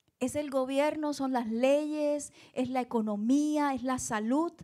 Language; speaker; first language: Spanish; native; Spanish